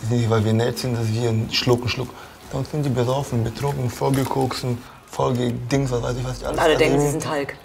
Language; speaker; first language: German; non-native, fluent; Portuguese